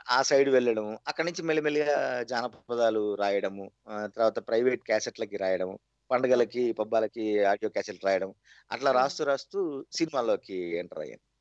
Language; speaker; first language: Telugu; native; Telugu